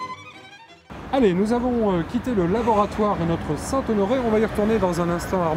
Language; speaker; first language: French; native; French